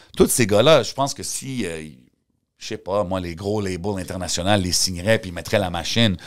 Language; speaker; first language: French; early bilingual, heritage; French